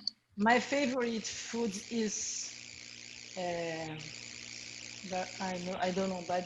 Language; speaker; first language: English; non-native, learner; Portuguese